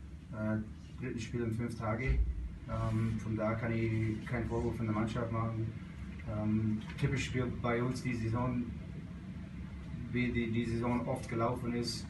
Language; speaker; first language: German; non-native, fluent; English